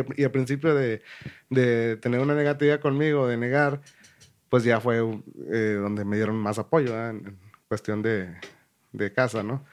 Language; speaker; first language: Spanish; native; Spanish